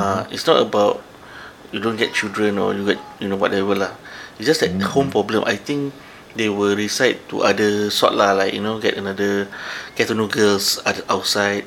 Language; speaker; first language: English; non-native, local second language; Malay